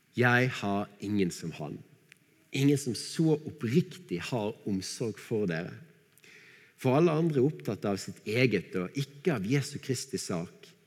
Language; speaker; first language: Norwegian; native; Norwegian